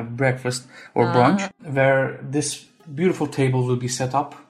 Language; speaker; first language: English; non-native, fluent; Turkish